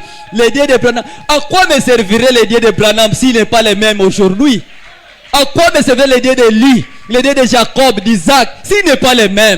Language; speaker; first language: French; non-native, local second language; Lingala